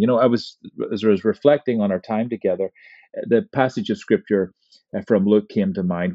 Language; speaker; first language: English; native; English